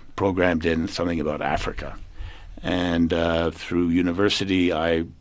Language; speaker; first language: English; native; English